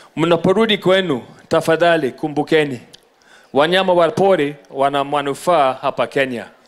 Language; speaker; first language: Swahili; non-native, local second language; English